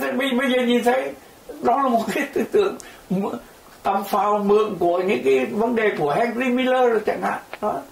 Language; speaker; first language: Vietnamese; native; Vietnamese